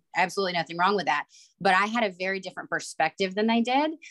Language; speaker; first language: English; native; English